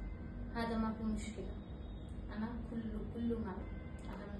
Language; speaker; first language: Arabic; non-native, learner; Bangla